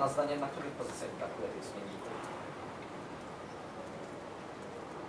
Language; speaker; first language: Polish; native; Polish